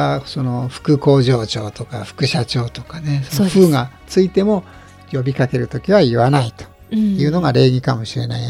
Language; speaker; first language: Japanese; native; Japanese